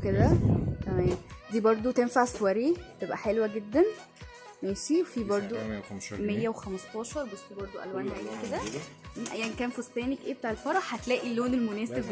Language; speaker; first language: Arabic; native; Arabic